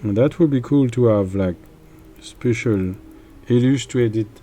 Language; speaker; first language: English; non-native, fluent; French